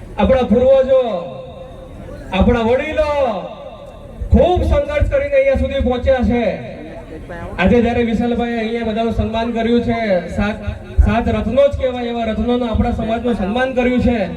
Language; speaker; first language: Gujarati; non-native, local second language; Kukna